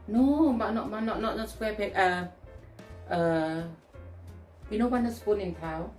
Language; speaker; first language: English; non-native, learner; Northeastern Thai